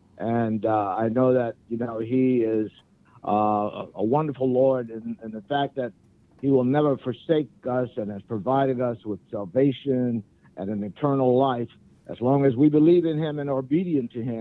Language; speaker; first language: English; native; English